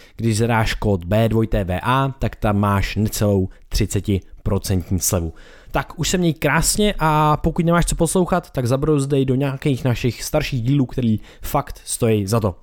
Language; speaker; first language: Czech; native; Czech